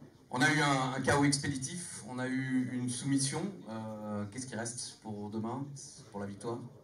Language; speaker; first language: French; native; French